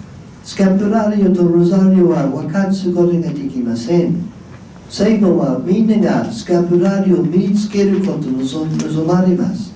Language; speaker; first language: Japanese; non-native, fluent; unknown